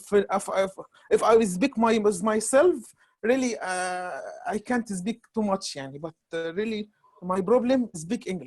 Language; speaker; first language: English; non-native, learner; Arabic